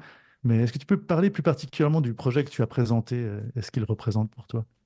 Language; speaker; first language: French; native; French